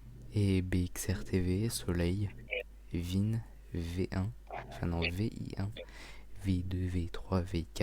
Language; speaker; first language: French; native; French